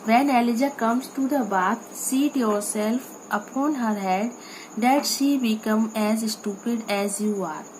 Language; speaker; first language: English; non-native, local second language; Hindi